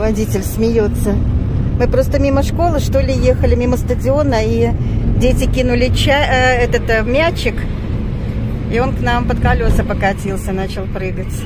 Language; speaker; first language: Russian; native; Russian